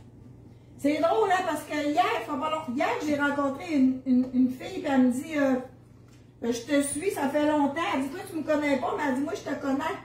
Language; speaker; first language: French; native; French